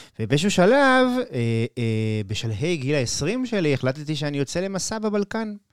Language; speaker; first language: Hebrew; native; Hebrew